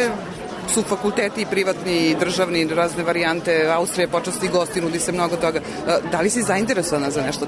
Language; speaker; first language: Serbian; native; Serbian